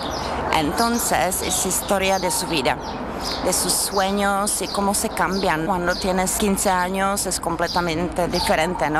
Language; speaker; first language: Spanish; non-native, fluent; Czech